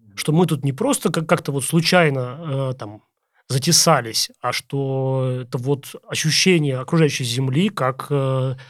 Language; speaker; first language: Russian; native; Russian